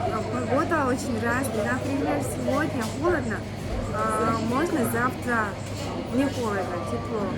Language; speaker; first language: Russian; non-native, learner; Mongolian